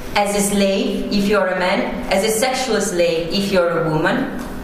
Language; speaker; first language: English; non-native, fluent; Italian